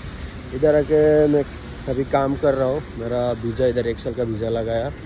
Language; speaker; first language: Hindi; non-native, learner; Bangla